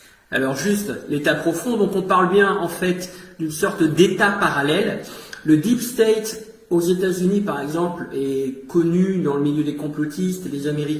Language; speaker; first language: French; native; French